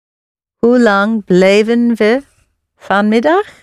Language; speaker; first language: Dutch; non-native, learner; English